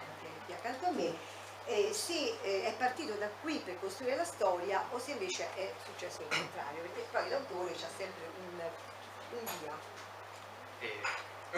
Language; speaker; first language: Italian; native; Italian